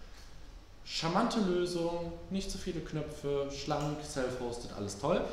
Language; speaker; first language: German; native; German